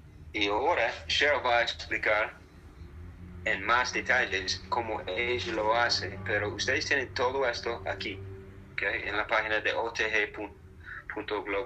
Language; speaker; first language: Spanish; non-native, fluent; English